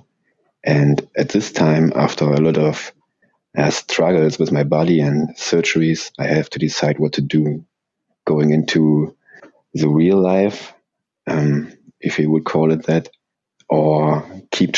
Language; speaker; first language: English; non-native, fluent; German